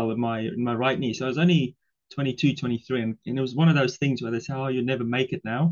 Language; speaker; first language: English; non-native, local second language; Afrikaans